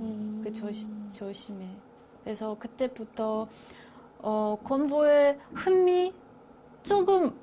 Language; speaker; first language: Korean; non-native, fluent; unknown